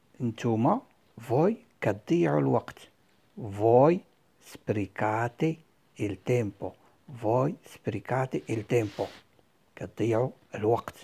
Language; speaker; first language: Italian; non-native, fluent; Arabic